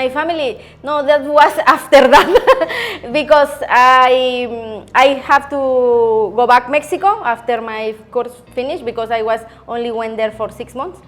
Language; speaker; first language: English; non-native, learner; Spanish